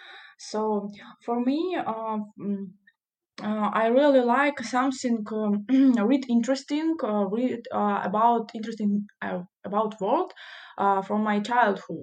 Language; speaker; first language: English; non-native, learner; Russian